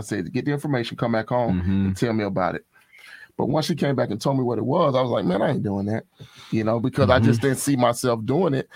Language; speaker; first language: English; native; English